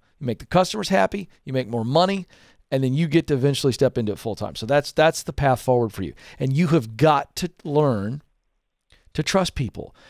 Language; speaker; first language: English; native; English